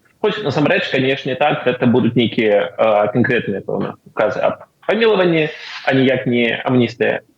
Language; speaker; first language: Belarusian; native; Belarusian